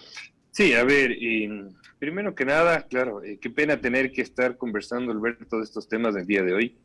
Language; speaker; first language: Spanish; native; Spanish